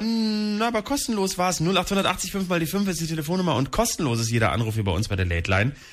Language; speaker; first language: German; native; German